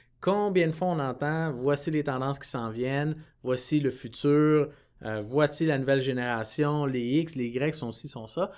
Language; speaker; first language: French; native; French